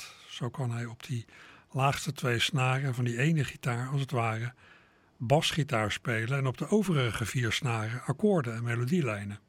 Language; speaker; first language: Dutch; native; Dutch